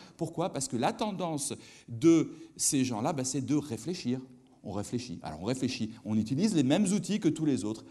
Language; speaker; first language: French; native; French